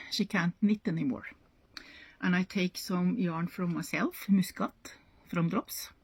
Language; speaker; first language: English; non-native, learner; Norwegian